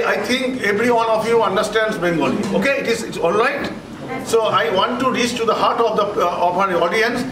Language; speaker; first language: English; non-native, local second language; Bangla